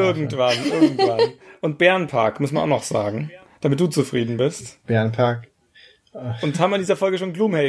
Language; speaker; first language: German; native; German